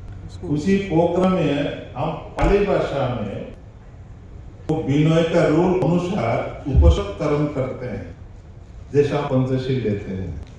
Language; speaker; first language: Hindi; non-native, learner; Bangla